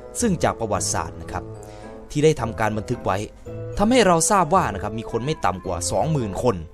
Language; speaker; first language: Thai; native; Thai